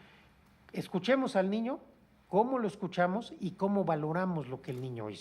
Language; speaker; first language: Spanish; native; Spanish